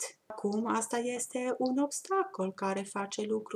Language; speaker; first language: Romanian; non-native, fluent; German